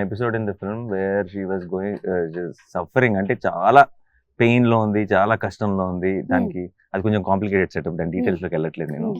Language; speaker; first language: Telugu; native; Telugu